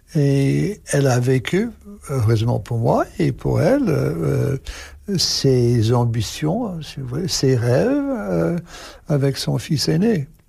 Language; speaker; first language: French; non-native, fluent; English